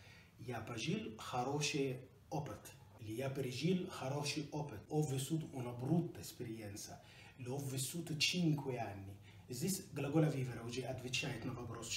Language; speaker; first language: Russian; non-native, fluent; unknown